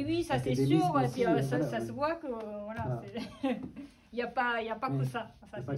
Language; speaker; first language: French; non-native, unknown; Japanese